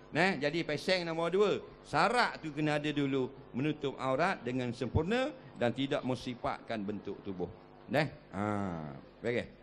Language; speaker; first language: Malay; native; Malay